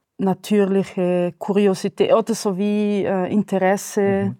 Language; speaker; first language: German; non-native, local second language; Italian